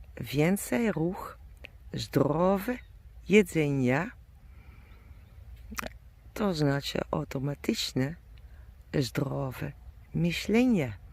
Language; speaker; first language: Polish; non-native, learner; German